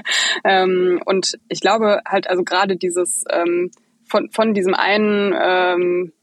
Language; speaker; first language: German; native; German